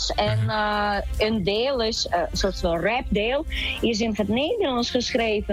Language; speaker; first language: Dutch; non-native, fluent; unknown